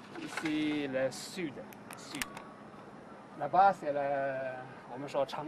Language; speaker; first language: French; non-native, learner; Chinese